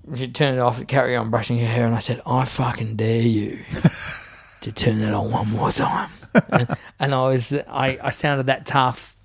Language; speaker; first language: English; native; English